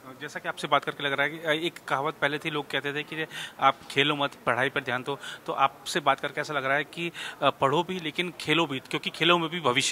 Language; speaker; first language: Hindi; native; Hindi